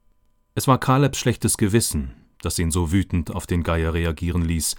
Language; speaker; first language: German; native; German